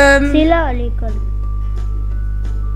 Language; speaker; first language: French; native; French